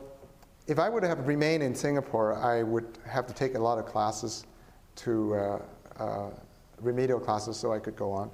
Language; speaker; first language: English; non-native, local second language; Chinese